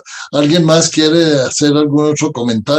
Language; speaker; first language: Spanish; native; Spanish